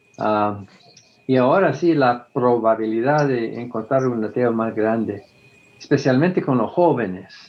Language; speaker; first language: Spanish; non-native, fluent; English